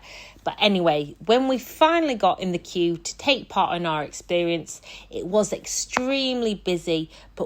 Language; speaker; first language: English; native; English